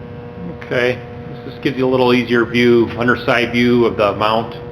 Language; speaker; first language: English; native; English